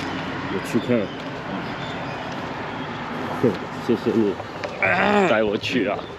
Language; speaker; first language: Chinese; non-native, learner; English